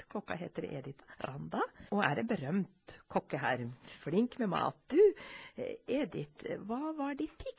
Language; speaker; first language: Norwegian; native; Norwegian